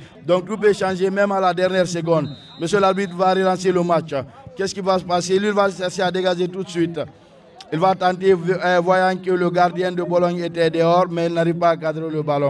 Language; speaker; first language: French; non-native, local second language; Fula